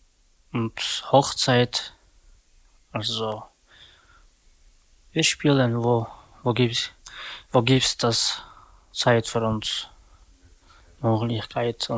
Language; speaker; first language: German; non-native, learner; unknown